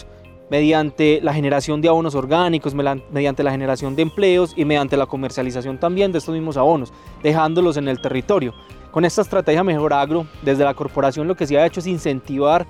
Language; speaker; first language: Spanish; native; Spanish